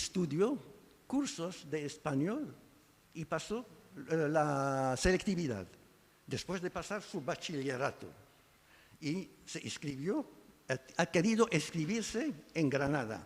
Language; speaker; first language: Spanish; non-native, fluent; Arabic